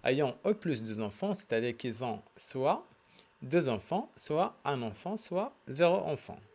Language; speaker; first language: French; non-native, local second language; Arabic